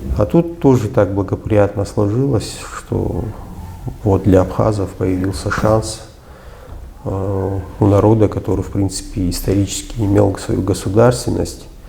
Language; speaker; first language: Russian; non-native, local second language; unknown